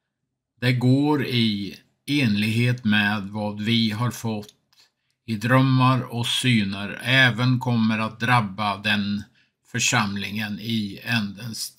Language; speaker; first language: Swedish; native; Swedish